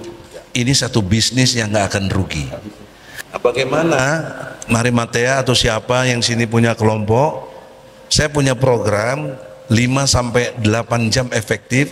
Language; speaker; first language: Indonesian; native; Indonesian